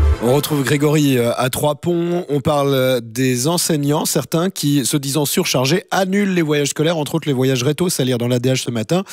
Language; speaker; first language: French; native; French